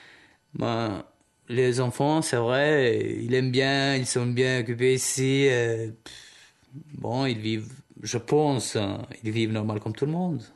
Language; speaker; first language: French; non-native, learner; Albanian